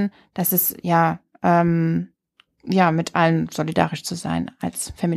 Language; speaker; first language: German; native; German